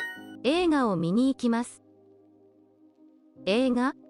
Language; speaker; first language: Japanese; non-native, learner; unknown